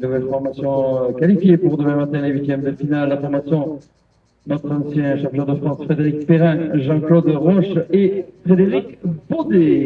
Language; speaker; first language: French; native; French